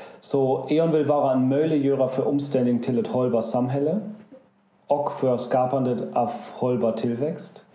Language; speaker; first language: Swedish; non-native, fluent; German